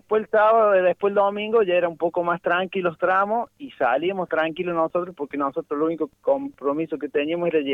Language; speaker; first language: Spanish; native; Spanish